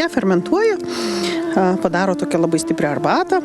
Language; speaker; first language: Lithuanian; native; Lithuanian